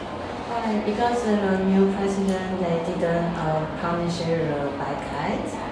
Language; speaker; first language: English; non-native, learner; Chinese